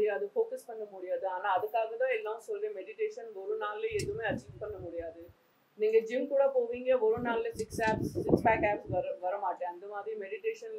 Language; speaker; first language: Tamil; non-native, local second language; Gujarati